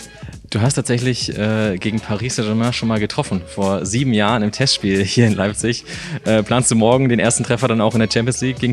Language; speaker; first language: German; native; German